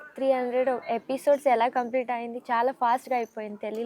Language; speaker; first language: Telugu; non-native, learner; Kannada